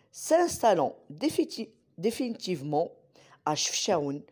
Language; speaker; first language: French; non-native, local second language; Arabic